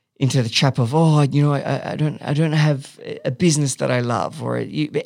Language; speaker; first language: English; native; English